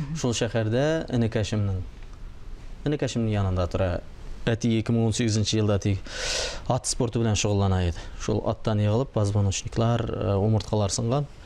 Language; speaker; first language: Tatar; early bilingual, heritage; Tatar